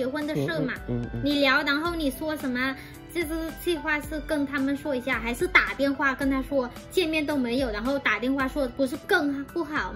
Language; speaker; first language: Chinese; non-native, fluent; Vietnamese